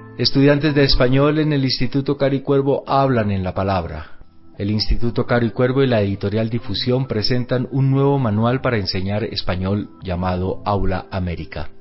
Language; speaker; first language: Spanish; native; Spanish